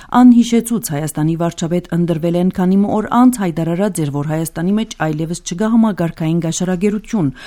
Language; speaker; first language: Armenian; early bilingual, heritage; Armenian